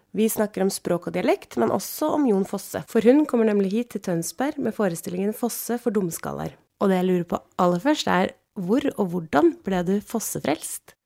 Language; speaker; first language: Norwegian; native; Norwegian